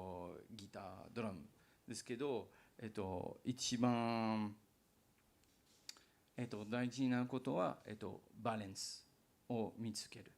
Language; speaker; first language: Japanese; non-native, learner; English